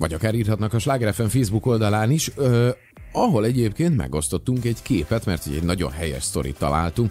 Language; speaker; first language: Hungarian; native; Hungarian